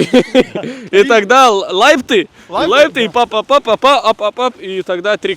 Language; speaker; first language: Russian; non-native, local second language; Lithuanian